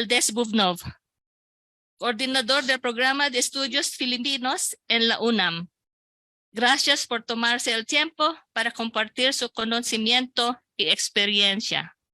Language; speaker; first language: Spanish; non-native, local second language; Filipino